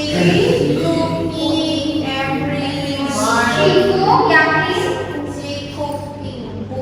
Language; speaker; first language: English; non-native, learner; Indonesian